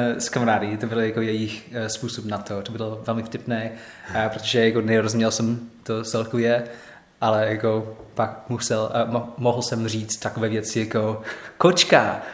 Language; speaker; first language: Czech; non-native, learner; English